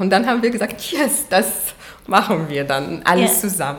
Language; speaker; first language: German; non-native, fluent; Arabic